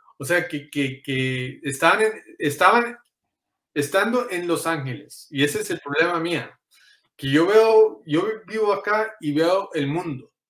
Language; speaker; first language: Spanish; early bilingual, heritage; Spanish